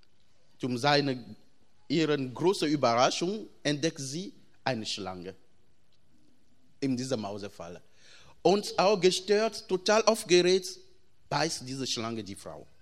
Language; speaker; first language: German; non-native, fluent; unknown